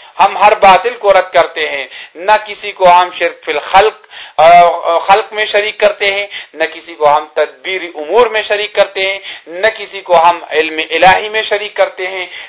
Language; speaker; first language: Urdu; non-native, local second language; Pashto